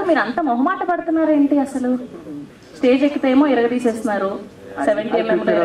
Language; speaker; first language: Telugu; native; Telugu